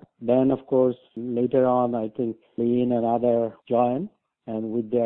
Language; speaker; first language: English; non-native, local second language; Bangla